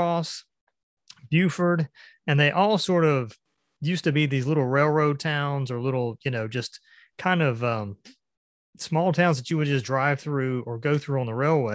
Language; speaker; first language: English; native; English